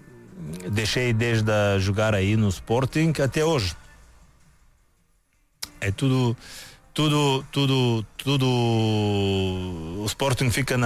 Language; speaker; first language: Portuguese; non-native, learner; Bulgarian